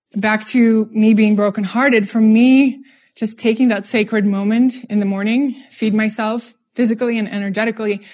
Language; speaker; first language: English; non-native, fluent; Russian